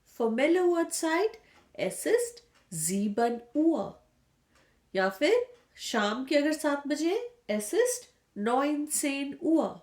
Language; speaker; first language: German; non-native, fluent; Hindi